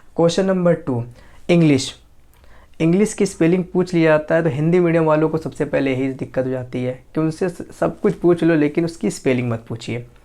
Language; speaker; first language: Hindi; native; Hindi